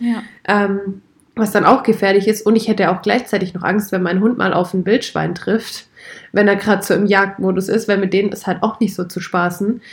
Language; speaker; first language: German; native; German